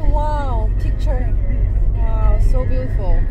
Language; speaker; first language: English; non-native, learner; Chinese